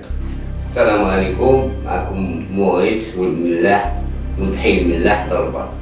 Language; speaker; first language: Arabic; native; Arabic